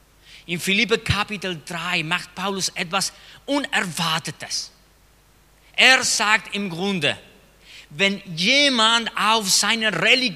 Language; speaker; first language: German; non-native, fluent; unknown